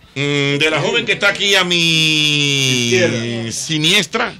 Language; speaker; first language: Spanish; native; Spanish